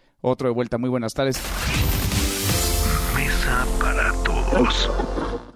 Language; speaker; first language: Spanish; native; Spanish